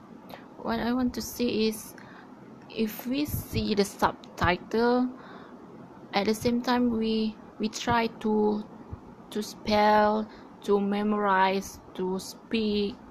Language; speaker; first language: English; non-native, learner; Malay